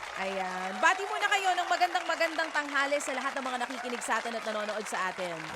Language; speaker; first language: Filipino; native; Filipino